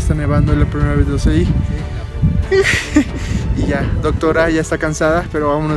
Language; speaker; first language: Spanish; native; Spanish